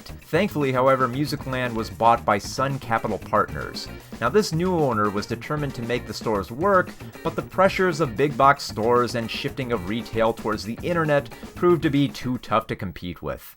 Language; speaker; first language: English; native; English